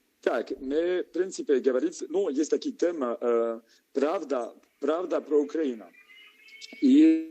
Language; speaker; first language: Ukrainian; non-native, learner; French